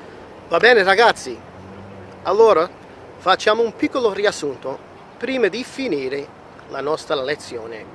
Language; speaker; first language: Italian; non-native, fluent; English